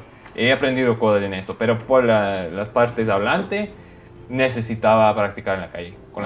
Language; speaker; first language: Spanish; non-native, fluent; English